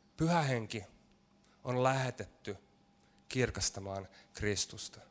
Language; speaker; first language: Finnish; native; Finnish